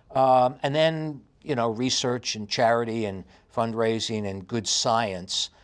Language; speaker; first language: English; native; English